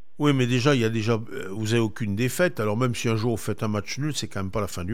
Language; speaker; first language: French; native; French